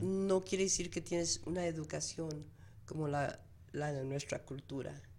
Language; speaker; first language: Spanish; early bilingual, heritage; Spanish